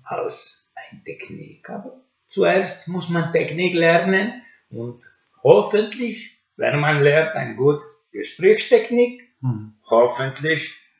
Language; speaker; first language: German; non-native, learner; Finnish